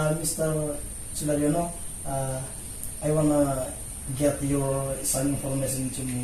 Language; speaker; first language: English; non-native, learner; Indonesian